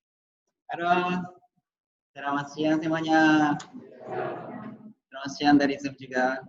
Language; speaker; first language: Indonesian; non-native, fluent; Japanese